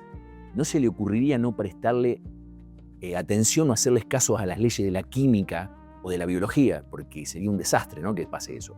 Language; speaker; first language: Spanish; native; Spanish